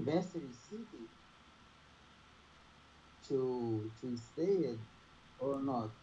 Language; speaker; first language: English; non-native, learner; Portuguese